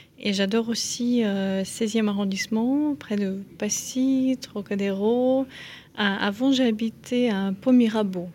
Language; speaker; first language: French; non-native, fluent; Ukrainian